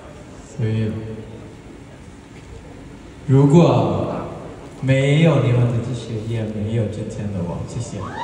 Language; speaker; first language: Chinese; non-native, learner; Thai